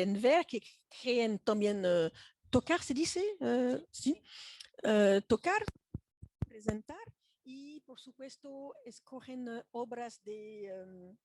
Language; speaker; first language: Spanish; non-native, fluent; French